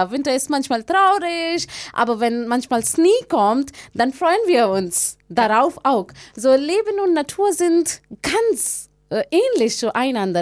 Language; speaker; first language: German; non-native, learner; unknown